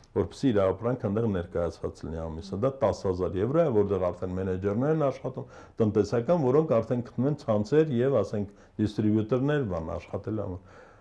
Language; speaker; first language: Armenian; native; Armenian